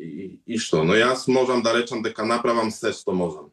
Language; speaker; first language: Macedonian; early bilingual, heritage; Macedonian